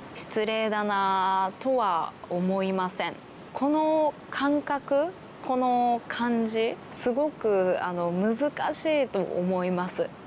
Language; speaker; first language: Japanese; native; Japanese